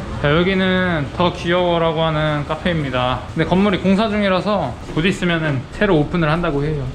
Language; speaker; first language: Korean; native; Korean